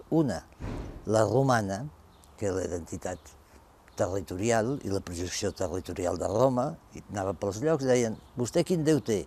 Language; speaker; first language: Catalan; native; Catalan